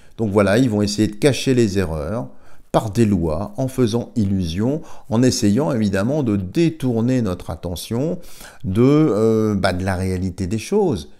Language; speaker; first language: French; native; French